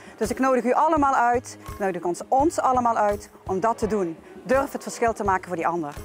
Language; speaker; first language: Dutch; native; Dutch